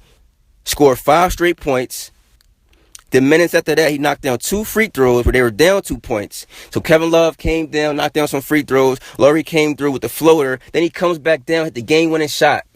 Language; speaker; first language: English; native; English